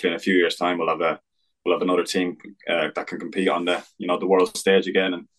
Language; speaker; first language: English; native; English